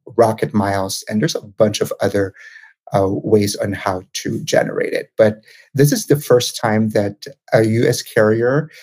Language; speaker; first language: English; non-native, local second language; Filipino